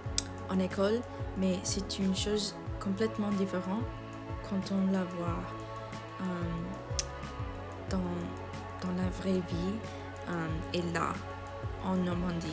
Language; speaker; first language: French; non-native, learner; English